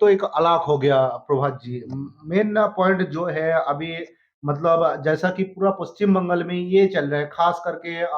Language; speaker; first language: Hindi; non-native, local second language; Bangla